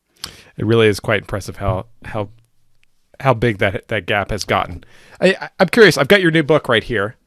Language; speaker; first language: English; native; English